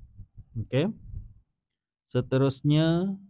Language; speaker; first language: Malay; native; Malay